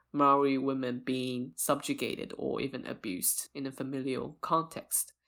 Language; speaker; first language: English; early bilingual, other home language; Chinese